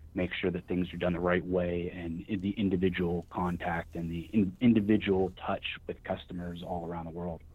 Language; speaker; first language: English; native; English